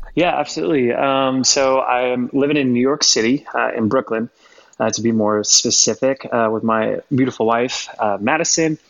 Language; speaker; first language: English; native; English